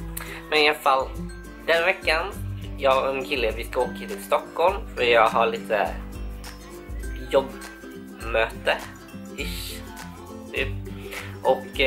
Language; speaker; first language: Swedish; non-native, fluent; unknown